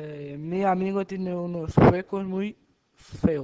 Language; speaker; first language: Spanish; non-native, learner; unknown